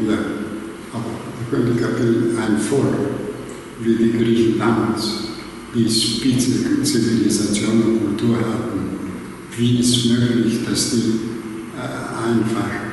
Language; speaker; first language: German; non-native, learner; Greek